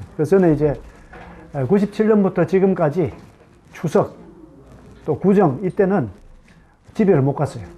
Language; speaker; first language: Korean; native; Korean